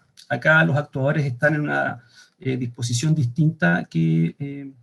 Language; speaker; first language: Spanish; native; Spanish